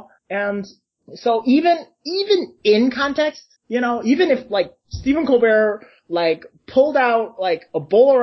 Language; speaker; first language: English; native; English